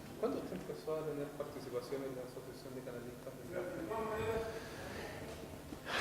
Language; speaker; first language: Spanish; native; Spanish